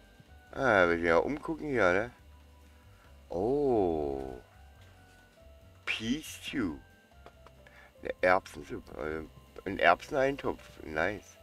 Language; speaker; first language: German; native; German